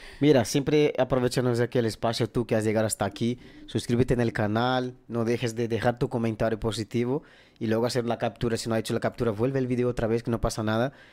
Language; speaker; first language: Spanish; non-native, fluent; Portuguese